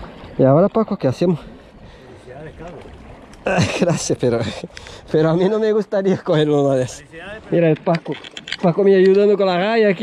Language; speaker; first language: Spanish; non-native, learner; Portuguese